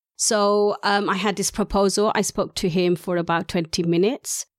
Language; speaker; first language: English; non-native, local second language; Urdu